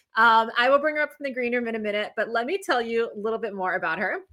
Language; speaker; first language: English; native; English